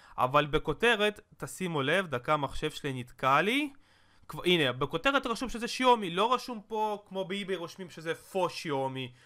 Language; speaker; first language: Hebrew; native; Hebrew